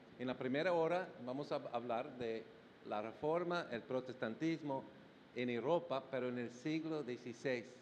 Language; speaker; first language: Spanish; non-native, fluent; English